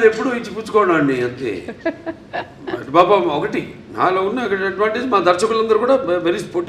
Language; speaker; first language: Telugu; native; Telugu